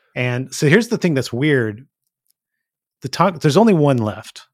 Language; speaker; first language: English; native; English